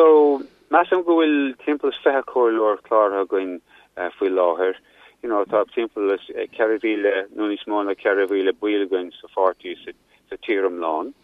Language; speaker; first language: Irish; non-native, local second language; English